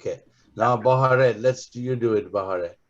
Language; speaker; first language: English; non-native, fluent; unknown